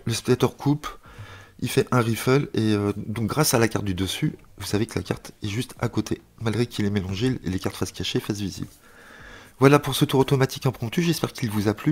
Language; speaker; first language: French; native; French